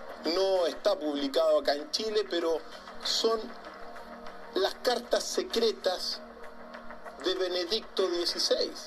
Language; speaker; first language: Spanish; native; Spanish